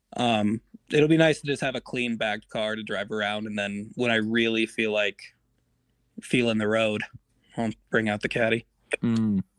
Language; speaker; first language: English; native; English